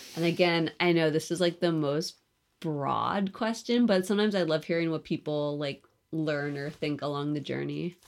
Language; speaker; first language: English; native; English